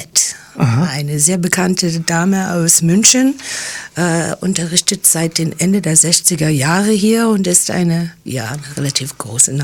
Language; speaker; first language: German; non-native, fluent; English